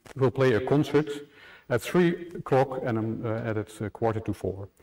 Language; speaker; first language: English; non-native, fluent; Dutch